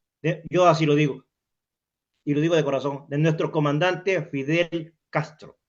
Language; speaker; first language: Spanish; native; Spanish